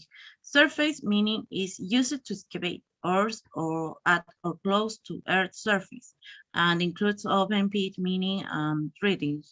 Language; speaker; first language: English; non-native, learner; Spanish